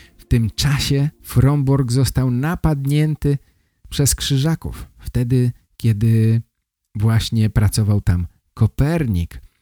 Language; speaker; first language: Polish; native; Polish